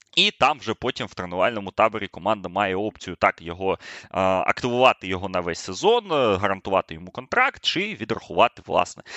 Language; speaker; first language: Ukrainian; native; Ukrainian